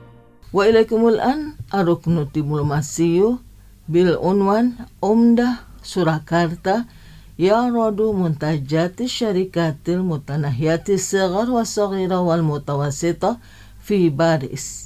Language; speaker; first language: Arabic; non-native, fluent; Indonesian